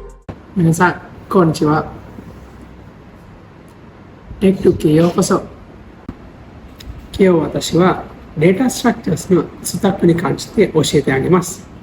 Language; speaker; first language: Japanese; non-native, learner; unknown